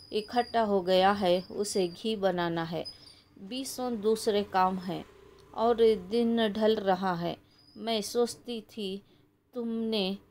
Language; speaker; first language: Hindi; non-native, local second language; Kannada